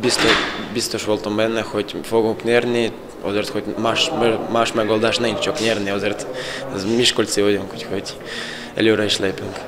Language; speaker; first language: Hungarian; non-native, learner; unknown